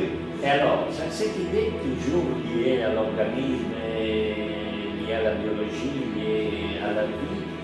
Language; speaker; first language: French; non-native, fluent; Italian